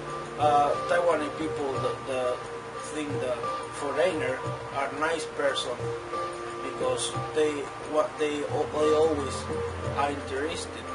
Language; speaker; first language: English; non-native, fluent; Spanish